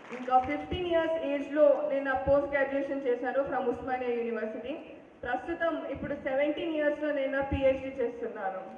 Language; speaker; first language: Telugu; non-native, local second language; Hindi